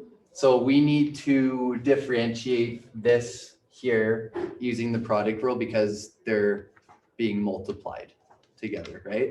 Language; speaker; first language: English; native; English